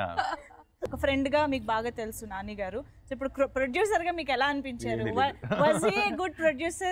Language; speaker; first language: Telugu; native; Telugu